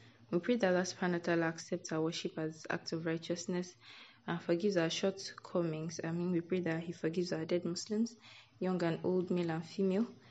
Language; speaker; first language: English; non-native, local second language; Yoruba